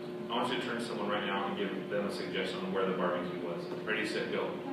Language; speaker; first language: English; native; English